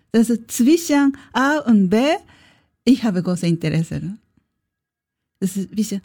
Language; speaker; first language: German; non-native, learner; Japanese